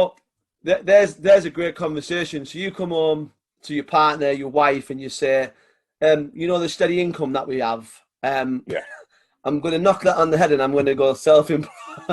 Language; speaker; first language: English; native; English